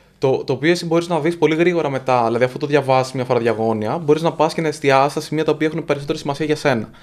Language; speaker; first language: Greek; native; Greek